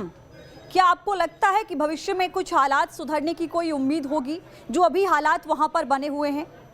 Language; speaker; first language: Hindi; native; Hindi